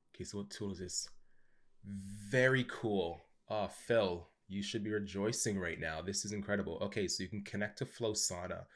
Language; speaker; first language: English; native; English